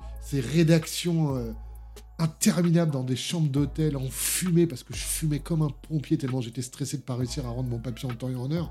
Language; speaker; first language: French; native; French